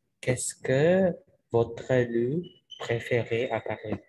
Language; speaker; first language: French; non-native, learner; Indonesian